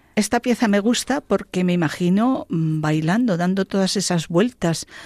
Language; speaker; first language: Spanish; native; Spanish